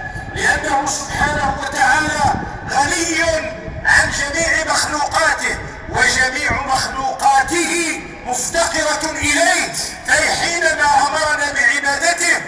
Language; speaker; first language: Arabic; native; Arabic